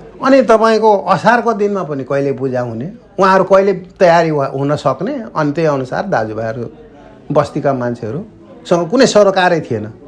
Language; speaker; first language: Nepali; non-native, local second language; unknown